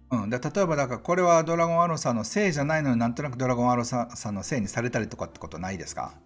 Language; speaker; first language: Japanese; native; Japanese